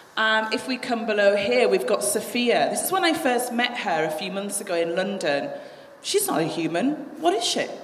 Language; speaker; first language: English; native; English